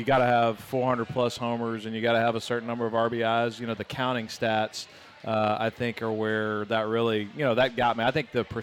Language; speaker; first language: English; native; English